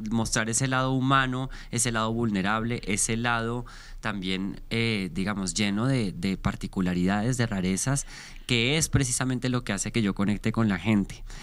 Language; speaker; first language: Spanish; native; Spanish